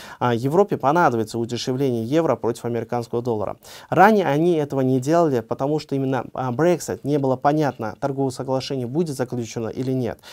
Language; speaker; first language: Russian; non-native, local second language; Uzbek